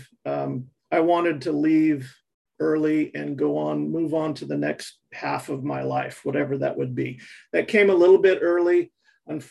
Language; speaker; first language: English; native; English